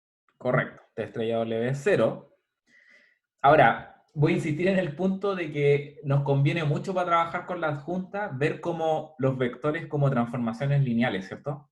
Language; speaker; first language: Spanish; native; Spanish